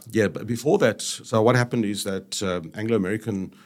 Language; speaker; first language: English; native; English